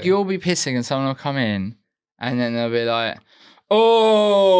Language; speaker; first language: English; native; English